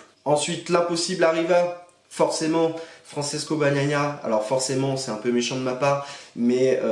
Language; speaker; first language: French; native; French